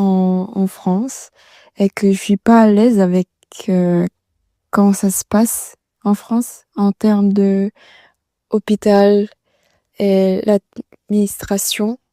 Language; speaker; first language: French; non-native, learner; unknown